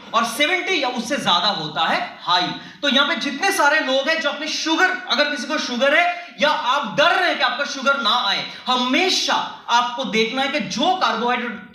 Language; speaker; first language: Hindi; non-native, local second language; Bangla